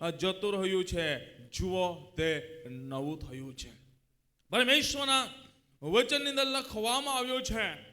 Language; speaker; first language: Gujarati; non-native, local second language; Gamit